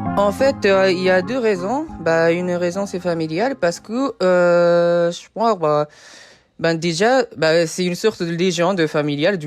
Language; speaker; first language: French; non-native, fluent; Japanese